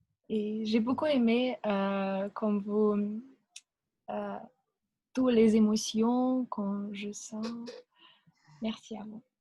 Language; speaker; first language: French; non-native, learner; Russian